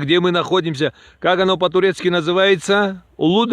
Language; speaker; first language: Russian; native; Russian